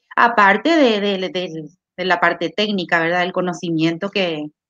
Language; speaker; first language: Spanish; native; Spanish